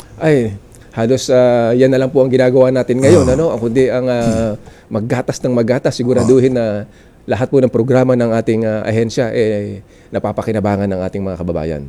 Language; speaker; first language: Filipino; non-native, local second language; Iloko